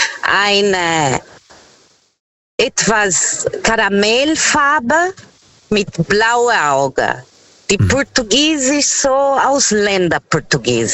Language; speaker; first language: German; non-native, fluent; Portuguese